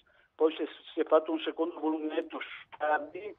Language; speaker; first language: Italian; native; Italian